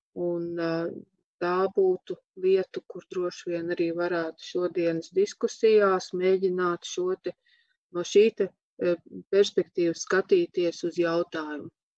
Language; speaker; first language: Latvian; native; Latvian